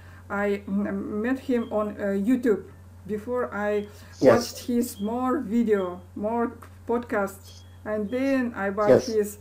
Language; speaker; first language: English; non-native, learner; Kazakh